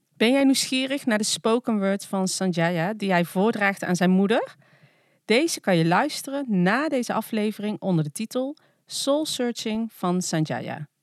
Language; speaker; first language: Dutch; native; Dutch